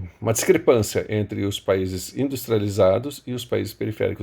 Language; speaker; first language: Portuguese; native; Portuguese